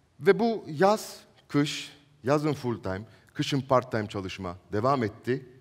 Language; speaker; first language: Turkish; non-native, local second language; Italian